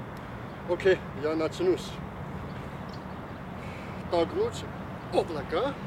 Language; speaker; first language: Russian; non-native, learner; Chinese